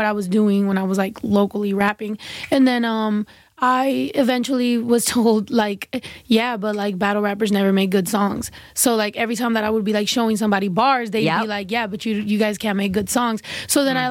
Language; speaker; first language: English; early bilingual, other home language; Spanish